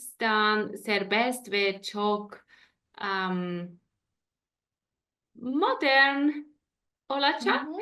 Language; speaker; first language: Turkish; non-native, learner; German